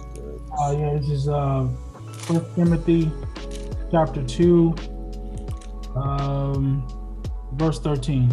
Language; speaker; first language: English; native; English